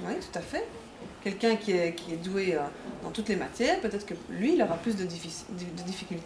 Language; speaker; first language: French; native; French